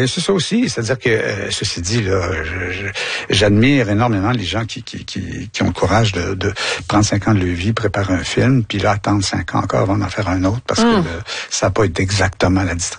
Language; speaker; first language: French; native; French